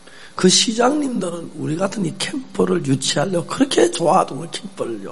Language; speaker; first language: Korean; native; Korean